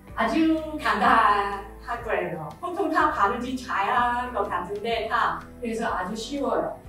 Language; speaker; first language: Korean; non-native, learner; Chinese